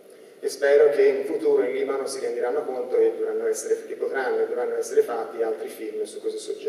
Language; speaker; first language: Italian; native; Italian